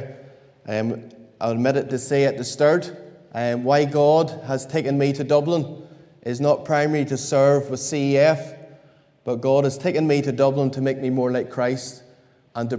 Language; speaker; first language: English; native; English